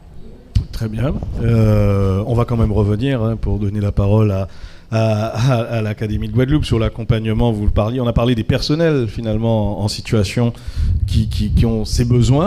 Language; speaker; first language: French; native; French